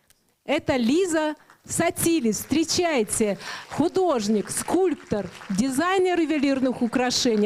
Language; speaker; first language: Russian; native; Russian